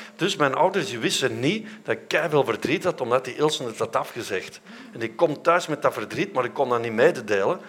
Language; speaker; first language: Dutch; native; Dutch